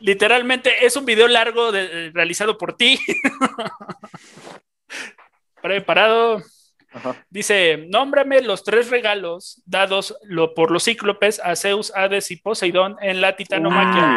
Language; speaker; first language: Spanish; native; Spanish